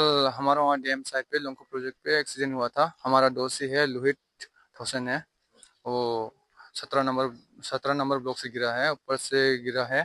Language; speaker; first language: Hindi; non-native, local second language; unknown